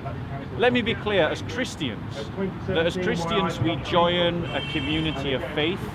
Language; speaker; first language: English; native; English